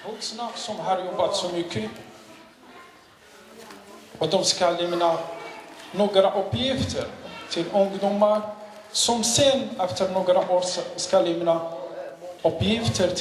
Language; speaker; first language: Swedish; non-native, learner; Arabic